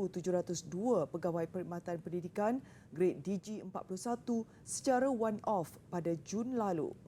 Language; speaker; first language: Malay; native; Malay